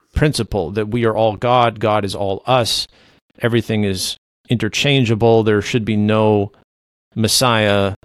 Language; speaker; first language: English; non-native, fluent; Low German